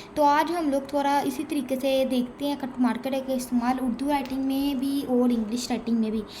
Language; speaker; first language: Urdu; non-native, local second language; Punjabi